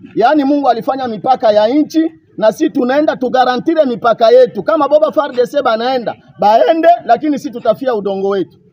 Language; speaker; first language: Swahili; native; Swahili